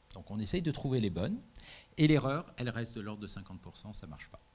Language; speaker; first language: French; native; French